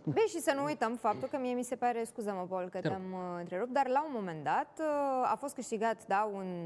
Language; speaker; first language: Romanian; native; Romanian